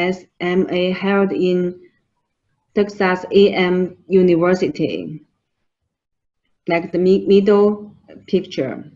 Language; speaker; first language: English; non-native, fluent; Chinese